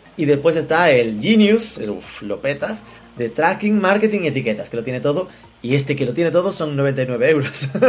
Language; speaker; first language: Spanish; native; Spanish